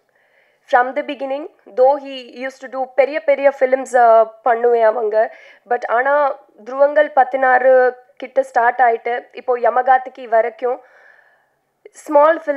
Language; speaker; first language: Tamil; non-native, learner; Telugu